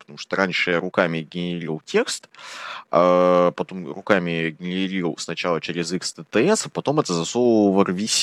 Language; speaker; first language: Russian; native; Russian